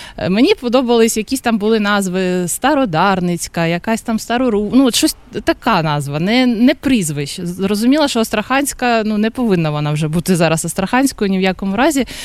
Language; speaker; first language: Ukrainian; native; Ukrainian